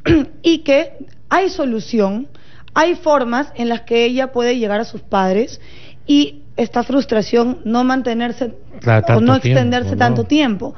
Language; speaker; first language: Spanish; native; Spanish